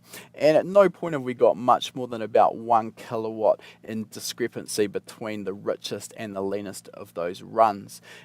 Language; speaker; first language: English; native; English